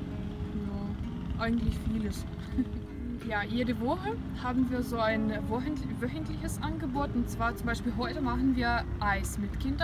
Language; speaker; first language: German; non-native, learner; Russian